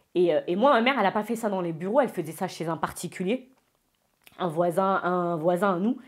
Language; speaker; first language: French; native; French